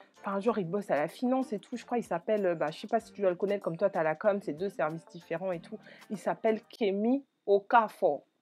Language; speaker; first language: French; native; French